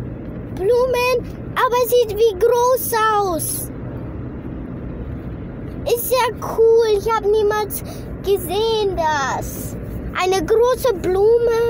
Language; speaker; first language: German; early bilingual, other home language; Vietnamese